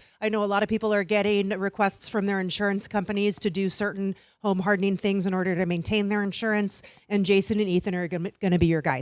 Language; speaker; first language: English; native; English